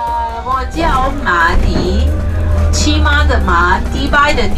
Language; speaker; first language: Chinese; non-native, learner; Persian